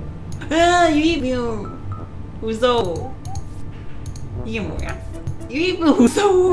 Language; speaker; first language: Korean; non-native, learner; Cantonese